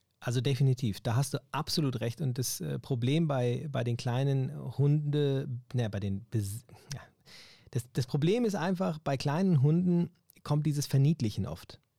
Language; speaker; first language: German; native; German